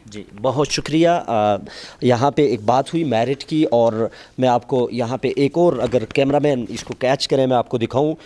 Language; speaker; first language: Urdu; non-native, local second language; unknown